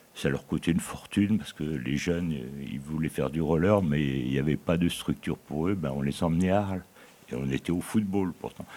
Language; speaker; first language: French; native; French